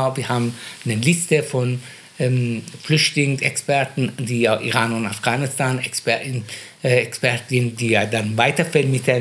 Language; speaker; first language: German; non-native, fluent; Persian